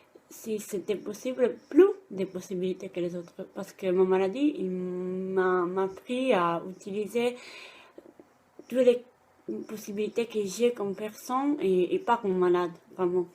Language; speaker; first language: French; non-native, fluent; Italian